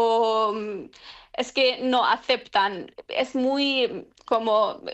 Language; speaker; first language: Spanish; non-native, learner; Persian